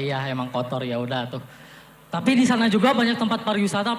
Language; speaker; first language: Indonesian; native; Indonesian